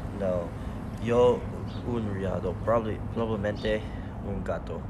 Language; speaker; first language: Spanish; non-native, learner; English